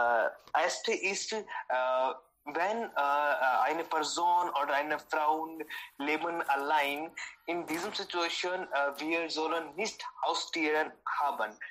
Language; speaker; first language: German; non-native, learner; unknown